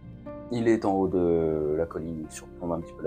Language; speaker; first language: French; native; French